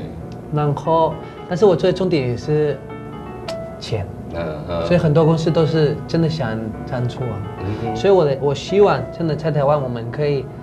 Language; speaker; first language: Chinese; non-native, fluent; Spanish